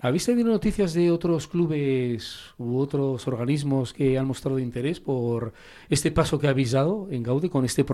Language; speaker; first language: Spanish; native; Spanish